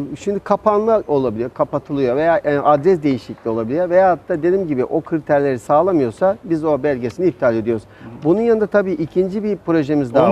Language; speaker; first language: Turkish; native; Turkish